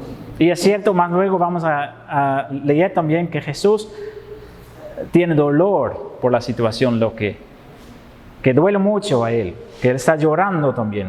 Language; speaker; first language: Spanish; non-native, fluent; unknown